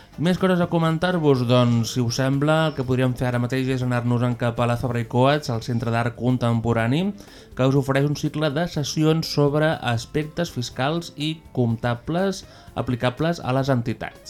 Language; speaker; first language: Catalan; native; Catalan